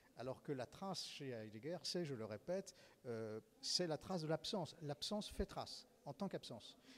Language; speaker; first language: French; native; French